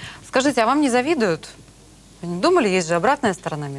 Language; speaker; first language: Russian; native; Russian